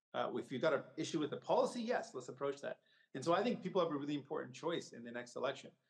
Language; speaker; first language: English; native; English